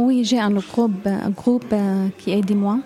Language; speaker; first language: French; non-native, learner; Arabic